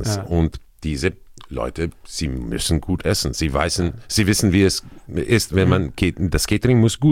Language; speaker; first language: German; non-native, fluent; Croatian